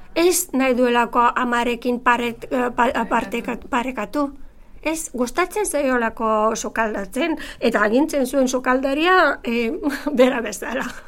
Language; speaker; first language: Basque; non-native, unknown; Bulgarian